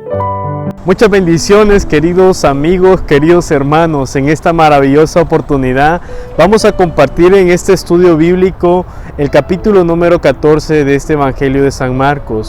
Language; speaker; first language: Spanish; native; Spanish